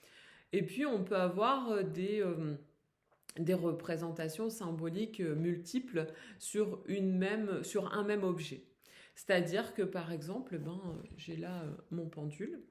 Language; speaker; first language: French; native; French